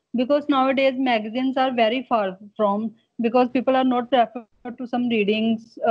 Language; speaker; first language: English; non-native, local second language; Punjabi